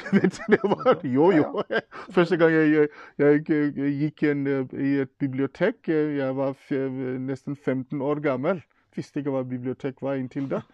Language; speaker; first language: Norwegian; non-native, fluent; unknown